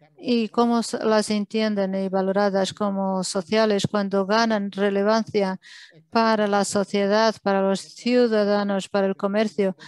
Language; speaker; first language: Spanish; non-native, fluent; Italian